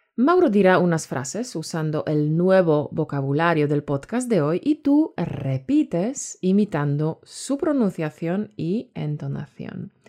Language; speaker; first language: Spanish; native; Spanish